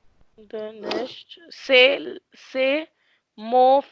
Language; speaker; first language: French; non-native, learner; Hindi